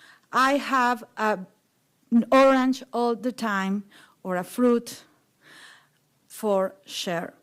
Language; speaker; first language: English; non-native, learner; Spanish